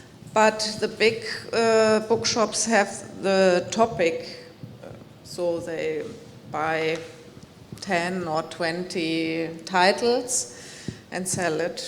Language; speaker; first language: English; non-native, fluent; German